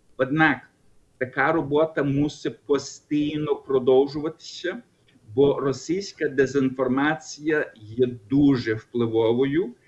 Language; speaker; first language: Ukrainian; early bilingual, heritage; Ukrainian